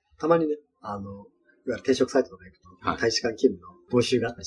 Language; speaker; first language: Japanese; native; Japanese